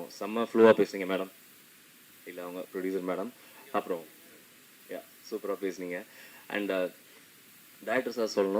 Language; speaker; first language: Tamil; native; Tamil